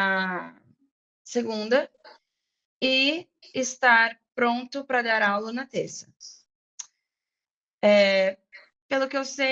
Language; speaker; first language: Portuguese; non-native, fluent; English